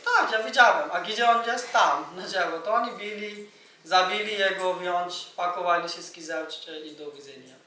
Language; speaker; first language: Polish; non-native, learner; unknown